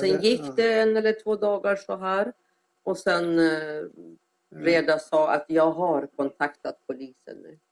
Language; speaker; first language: Swedish; non-native, fluent; Persian